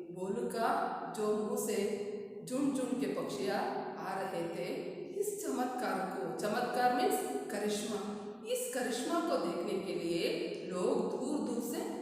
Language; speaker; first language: Hindi; non-native, local second language; Kannada